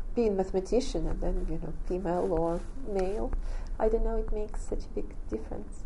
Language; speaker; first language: English; non-native, fluent; Russian